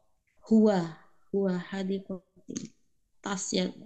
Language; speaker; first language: Arabic; non-native, learner; Indonesian